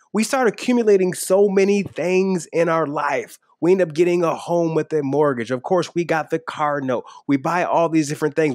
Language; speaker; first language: English; native; English